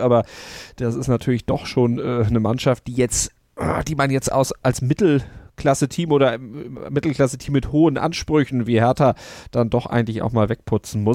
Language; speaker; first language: German; native; German